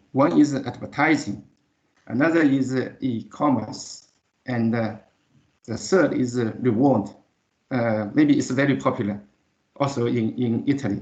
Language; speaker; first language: English; non-native, learner; Chinese